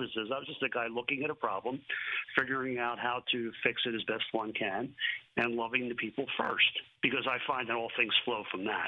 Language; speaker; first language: English; native; English